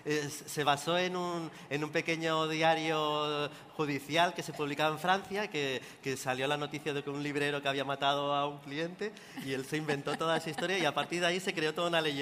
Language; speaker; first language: Spanish; native; Spanish